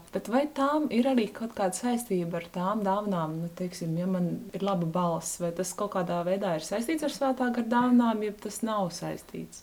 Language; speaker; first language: Latvian; native; Latvian